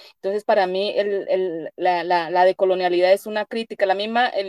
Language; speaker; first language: Spanish; native; Spanish